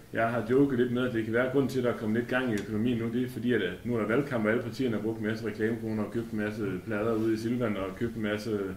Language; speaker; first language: Danish; native; Danish